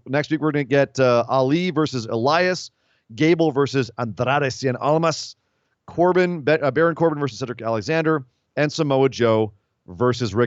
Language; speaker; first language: English; native; English